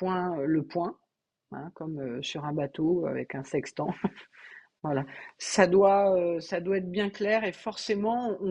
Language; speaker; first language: French; native; French